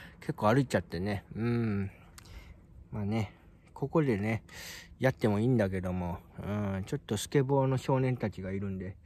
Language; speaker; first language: Japanese; native; Japanese